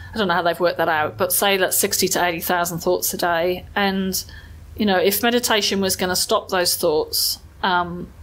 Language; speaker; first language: English; native; English